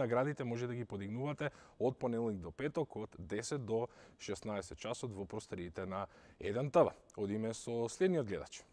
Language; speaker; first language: Macedonian; native; Macedonian